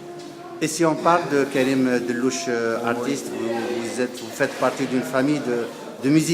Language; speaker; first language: French; non-native, local second language; Arabic